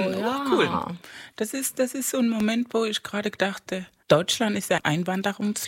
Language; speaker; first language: German; non-native, fluent; Spanish